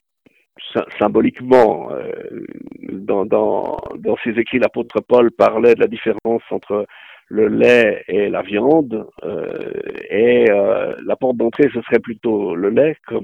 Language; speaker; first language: French; native; French